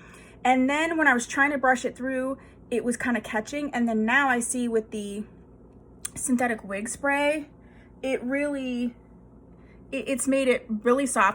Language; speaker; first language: English; native; English